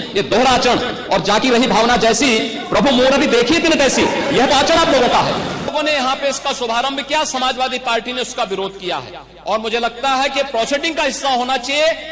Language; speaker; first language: Hindi; native; Hindi